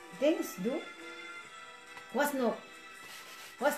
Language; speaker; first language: German; non-native, learner; Cebuano